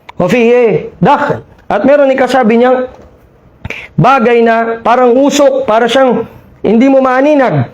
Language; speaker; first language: Filipino; non-native, local second language; Maranao